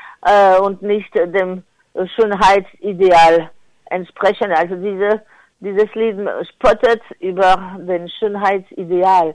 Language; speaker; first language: German; non-native, fluent; French